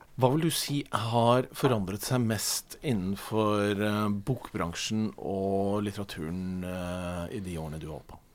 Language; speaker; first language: Norwegian; native; Norwegian